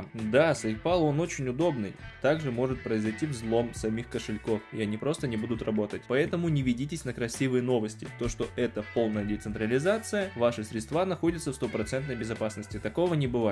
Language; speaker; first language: Russian; native; Russian